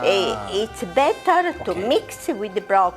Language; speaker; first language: English; non-native, fluent; Italian